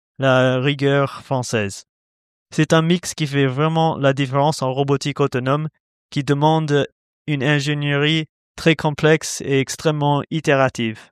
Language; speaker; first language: French; non-native, fluent; English